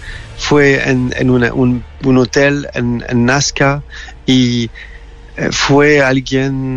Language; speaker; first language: Spanish; non-native, learner; French